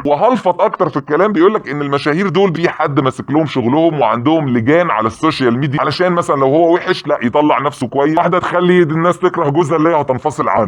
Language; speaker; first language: Arabic; native; Arabic